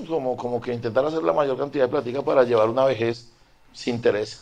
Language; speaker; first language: Spanish; native; Spanish